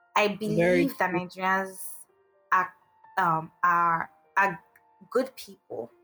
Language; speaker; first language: English; non-native, local second language; Igbo